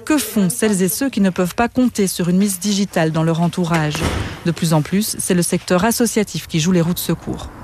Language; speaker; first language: French; native; French